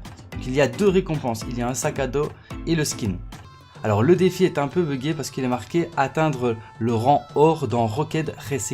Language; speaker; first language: French; native; French